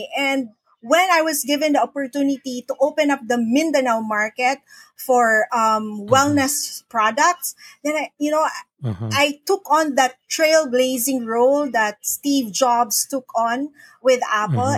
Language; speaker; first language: English; non-native, local second language; Filipino